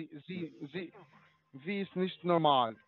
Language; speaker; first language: German; non-native, learner; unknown